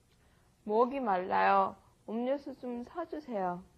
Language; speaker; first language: Korean; non-native, learner; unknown